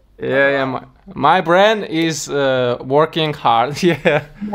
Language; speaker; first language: English; non-native, learner; Russian